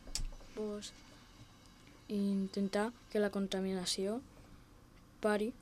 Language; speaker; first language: Catalan; non-native, local second language; Spanish